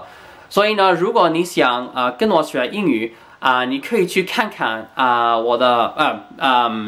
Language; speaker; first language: Chinese; non-native, fluent; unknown